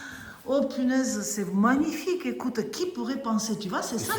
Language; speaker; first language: French; non-native, learner; Armenian